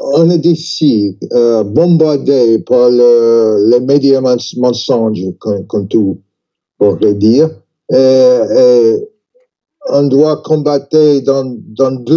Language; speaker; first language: French; non-native, learner; English